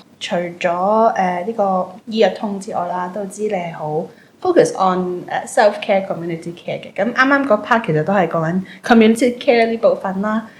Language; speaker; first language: Cantonese; native; Cantonese